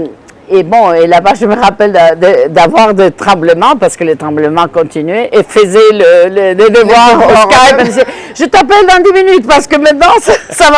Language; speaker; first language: French; non-native, fluent; Spanish